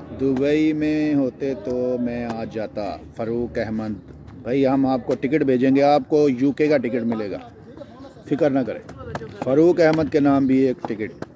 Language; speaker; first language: Urdu; non-native, local second language; Punjabi